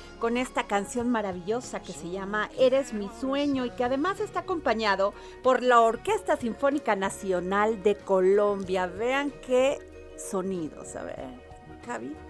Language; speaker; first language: Spanish; native; Spanish